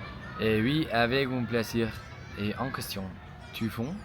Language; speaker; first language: French; non-native, learner; Spanish